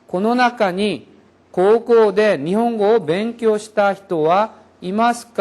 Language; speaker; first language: Japanese; non-native, fluent; Korean